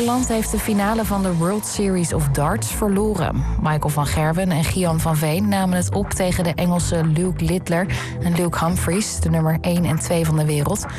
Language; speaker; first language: Dutch; native; Dutch